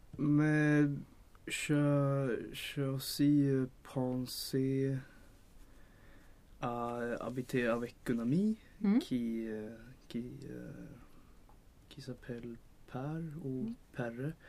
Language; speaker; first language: French; non-native, learner; Swedish